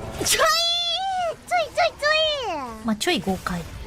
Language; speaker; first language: Japanese; native; Japanese